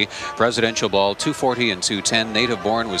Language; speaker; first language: English; native; English